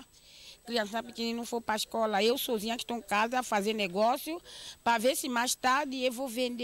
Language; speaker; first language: Portuguese; non-native, local second language; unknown